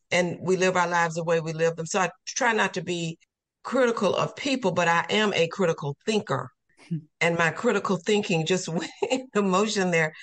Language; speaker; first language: English; native; English